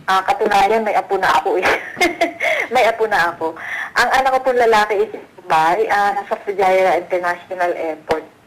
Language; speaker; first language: Filipino; native; Filipino